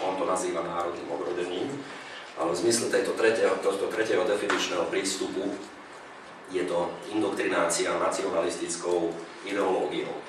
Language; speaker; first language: Slovak; non-native, local second language; Hungarian